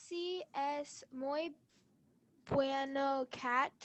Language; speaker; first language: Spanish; non-native, learner; English